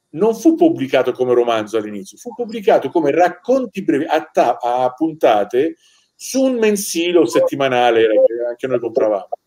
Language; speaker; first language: Italian; non-native, fluent; Persian